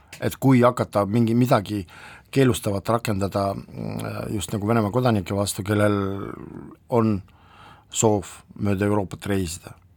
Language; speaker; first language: Estonian; non-native, local second language; Russian